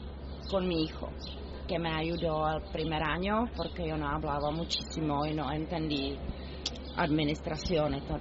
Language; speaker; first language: Spanish; non-native, learner; Czech